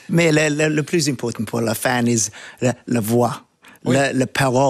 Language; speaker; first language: French; non-native, learner; English